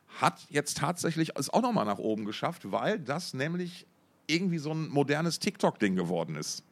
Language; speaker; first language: German; native; German